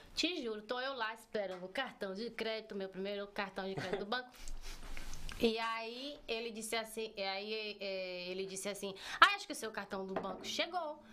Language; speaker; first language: Portuguese; native; Portuguese